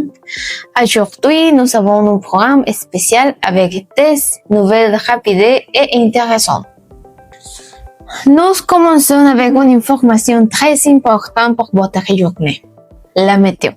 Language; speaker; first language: French; non-native, learner; Spanish